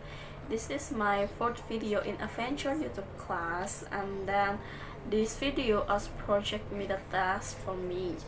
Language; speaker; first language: English; non-native, learner; Balinese